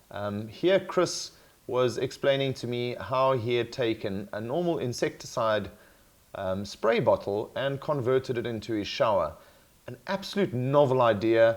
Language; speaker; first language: English; native; English